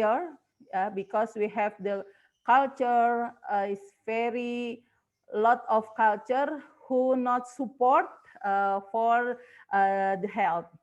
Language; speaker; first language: English; non-native, learner; Indonesian